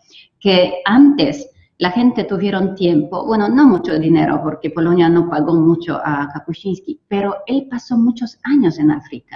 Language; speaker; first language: Spanish; non-native, fluent; Polish